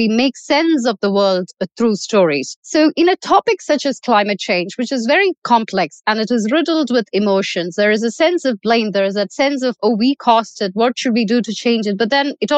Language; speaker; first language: English; non-native, local second language; Malayalam